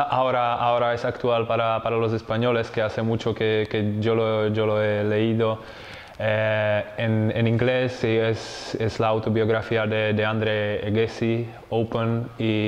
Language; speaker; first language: Spanish; non-native, fluent; Czech